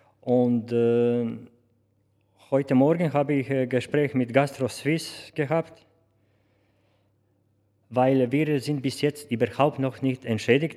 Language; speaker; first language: German; non-native, learner; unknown